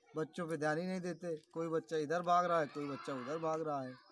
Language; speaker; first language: Hindi; native; Hindi